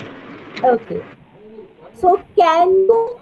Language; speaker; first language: English; non-native, learner; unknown